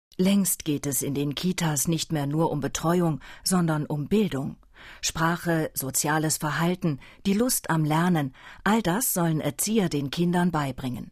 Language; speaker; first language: German; native; German